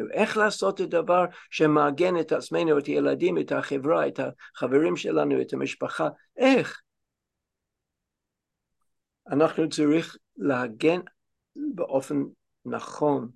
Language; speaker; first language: Hebrew; non-native, fluent; English